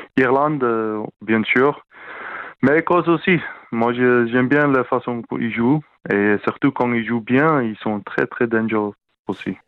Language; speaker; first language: French; non-native, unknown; Afrikaans